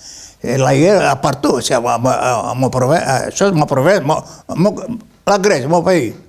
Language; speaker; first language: French; non-native, learner; Greek